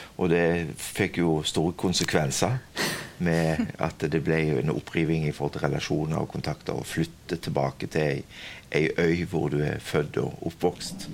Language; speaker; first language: Norwegian; native; Norwegian